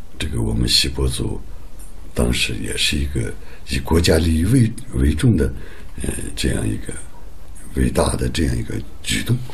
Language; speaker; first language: Chinese; non-native, local second language; Uyghur